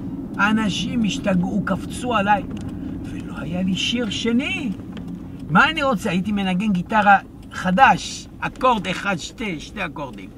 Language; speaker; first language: Hebrew; non-native, fluent; French